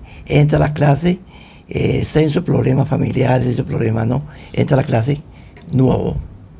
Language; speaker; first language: Italian; non-native, fluent; Spanish